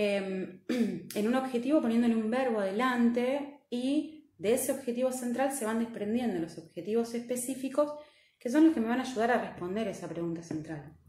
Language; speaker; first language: Spanish; native; Spanish